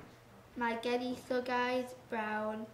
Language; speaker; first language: Welsh; non-native, learner; English